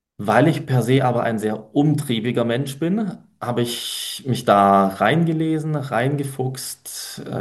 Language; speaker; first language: German; early bilingual, other home language; Polish